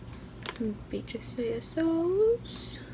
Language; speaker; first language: Dutch; non-native, local second language; Papiamento